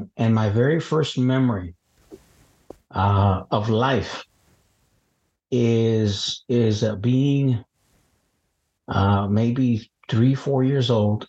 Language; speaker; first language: English; native; English